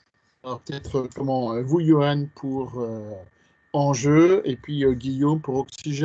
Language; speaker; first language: French; native; French